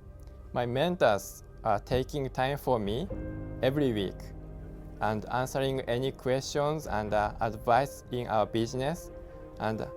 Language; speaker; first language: English; non-native, learner; Japanese